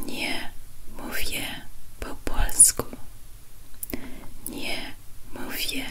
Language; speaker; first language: Polish; non-native, learner; Dutch